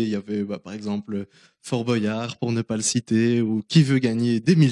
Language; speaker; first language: French; native; French